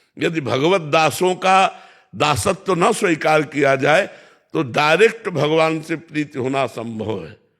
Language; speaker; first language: Hindi; native; Hindi